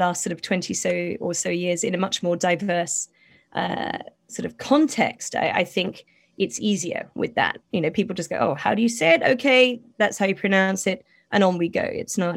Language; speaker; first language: English; native; English